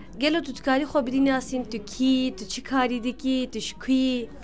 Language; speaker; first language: Kurdish; non-native, local second language; Turkish